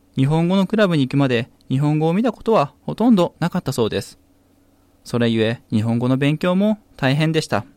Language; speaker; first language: Japanese; native; Japanese